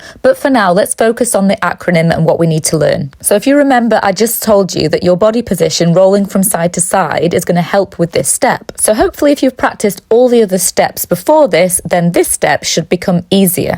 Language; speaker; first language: English; native; English